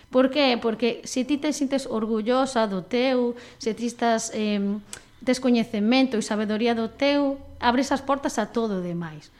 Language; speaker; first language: Galician; native; Galician